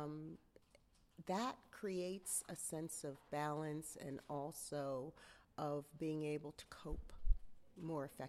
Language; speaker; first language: English; native; English